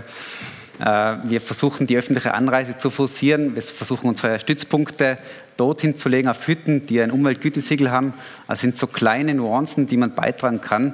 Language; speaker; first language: German; native; German